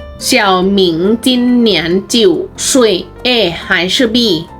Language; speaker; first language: Chinese; non-native, fluent; Thai